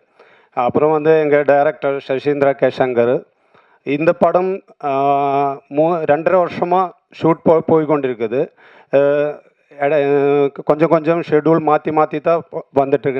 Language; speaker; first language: Tamil; non-native, learner; Malayalam